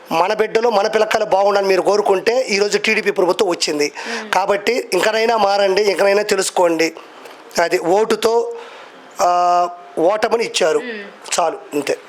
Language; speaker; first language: Telugu; native; Telugu